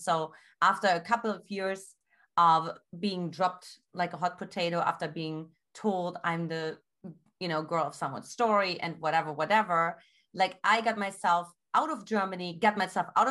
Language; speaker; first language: English; non-native, fluent; German